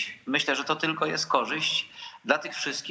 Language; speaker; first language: Polish; native; Polish